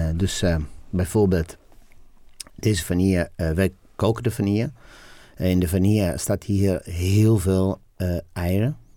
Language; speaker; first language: Dutch; non-native, fluent; Italian